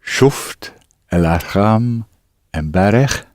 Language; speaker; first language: Arabic; non-native, learner; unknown